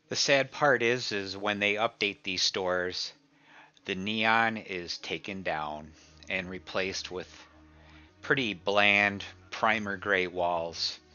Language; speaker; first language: English; native; English